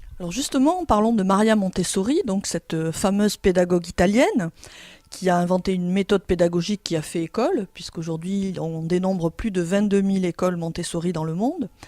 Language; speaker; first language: French; native; French